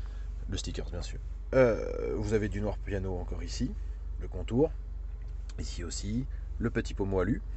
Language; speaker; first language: French; native; French